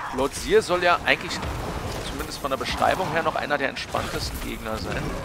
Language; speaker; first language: German; native; German